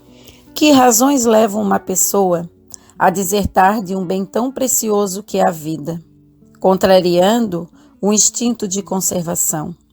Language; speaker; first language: Portuguese; native; Portuguese